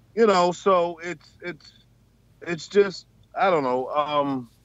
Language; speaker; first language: English; native; English